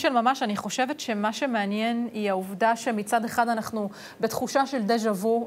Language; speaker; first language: Hebrew; native; Hebrew